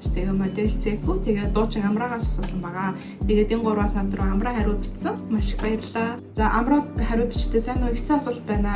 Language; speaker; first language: Mongolian; early bilingual, heritage; Mongolian